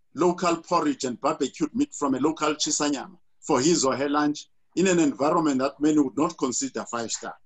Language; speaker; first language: English; non-native, local second language; Xhosa